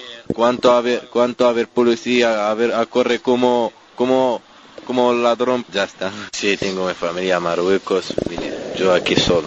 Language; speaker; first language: Spanish; non-native, learner; Arabic